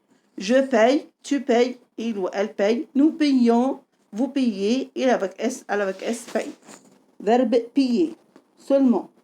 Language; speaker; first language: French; non-native, fluent; Arabic